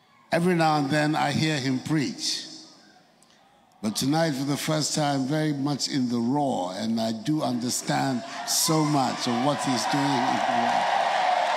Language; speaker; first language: English; non-native, local second language; Akan